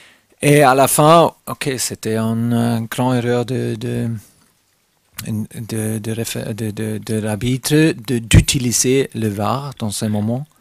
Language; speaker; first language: French; non-native, fluent; German